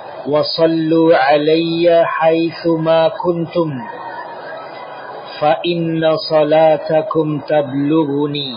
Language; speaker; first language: Arabic; non-native, fluent; Indonesian